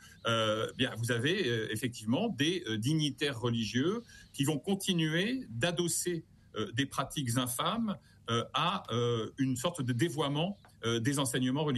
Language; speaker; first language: French; native; French